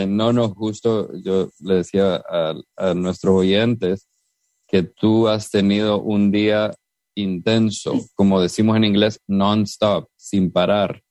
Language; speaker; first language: Spanish; native; Spanish